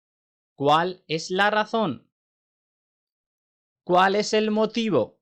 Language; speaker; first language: Spanish; non-native, fluent; Urdu